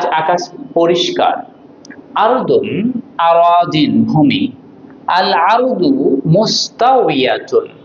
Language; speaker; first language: Bangla; native; Bangla